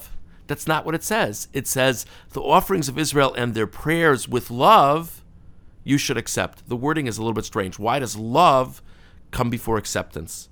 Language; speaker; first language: English; native; English